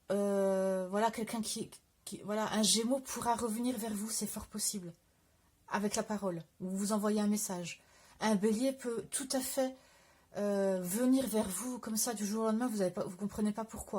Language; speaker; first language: French; native; French